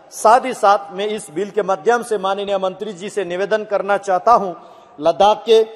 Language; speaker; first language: Hindi; native; Hindi